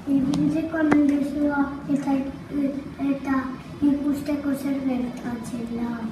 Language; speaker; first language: Basque; non-native, local second language; Spanish